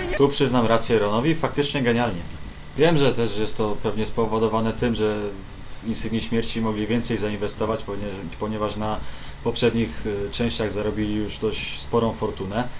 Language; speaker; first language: Polish; native; Polish